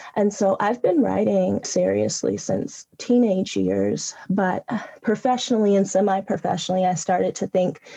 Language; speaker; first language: English; native; English